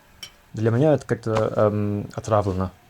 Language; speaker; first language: Russian; non-native, learner; English